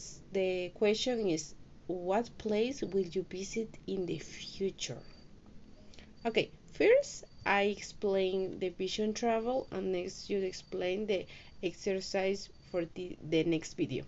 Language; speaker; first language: English; non-native, learner; Spanish